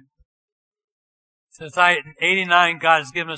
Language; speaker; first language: English; native; English